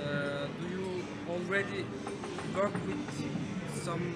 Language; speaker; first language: English; non-native, learner; Turkish